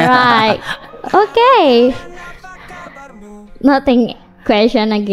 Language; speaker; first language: English; non-native, learner; Indonesian